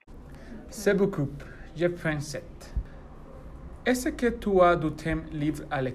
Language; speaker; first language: French; non-native, learner; Spanish